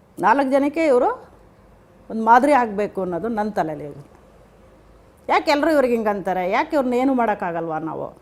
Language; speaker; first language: Kannada; native; Kannada